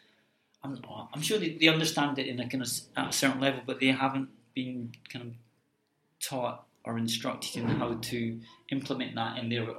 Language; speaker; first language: English; native; English